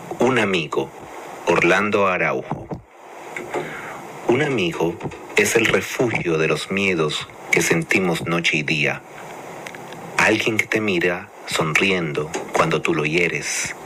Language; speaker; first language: Spanish; non-native, learner; English